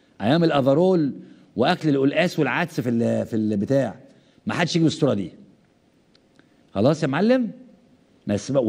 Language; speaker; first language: Arabic; native; Arabic